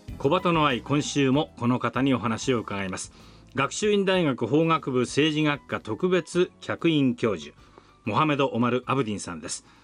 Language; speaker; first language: Japanese; native; Japanese